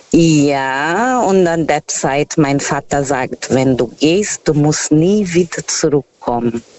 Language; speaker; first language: German; non-native, learner; Portuguese